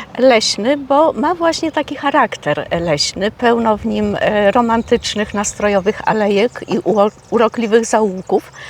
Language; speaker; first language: Polish; native; Polish